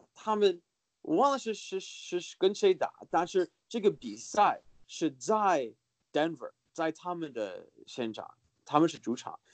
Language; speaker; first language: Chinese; early bilingual, heritage; Chinese